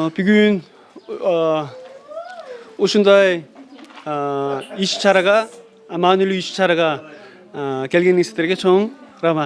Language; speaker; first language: Kyrgyz; non-native, learner; Korean